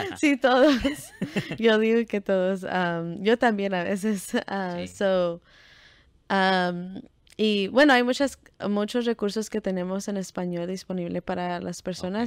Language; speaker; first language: Spanish; early bilingual, heritage; Spanish